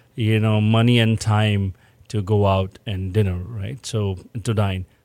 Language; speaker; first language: English; non-native, local second language; Hindi